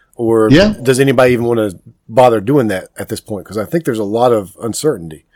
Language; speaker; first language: English; native; English